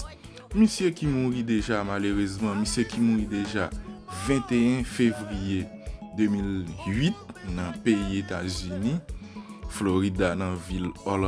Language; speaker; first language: French; non-native, learner; Haitian Creole